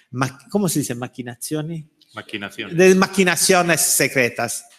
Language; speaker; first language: Spanish; non-native, fluent; Italian